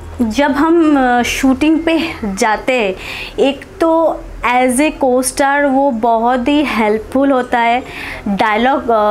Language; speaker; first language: Hindi; non-native, local second language; Bangla